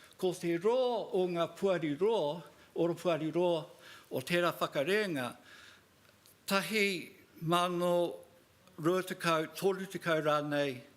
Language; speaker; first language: Māori; non-native, local second language; English